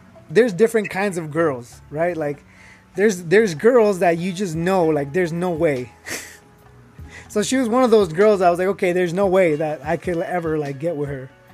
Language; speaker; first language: English; early bilingual, other home language; Spanish